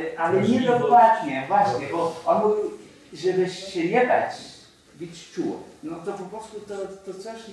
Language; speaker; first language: Polish; non-native, fluent; Spanish